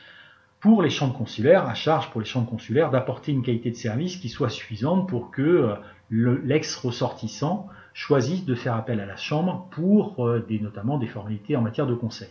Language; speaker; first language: French; native; French